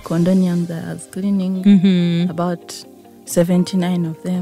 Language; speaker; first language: English; non-native, local second language; Ganda